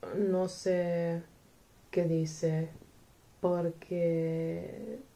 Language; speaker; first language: Spanish; non-native, learner; English